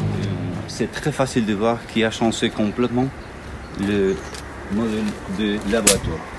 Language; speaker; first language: French; non-native, learner; Spanish